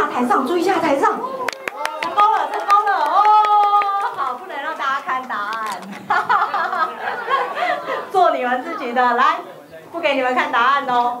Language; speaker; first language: Chinese; native; Chinese